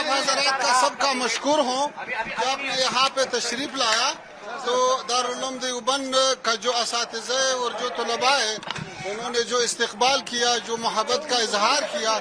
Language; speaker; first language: Hindi; non-native, fluent; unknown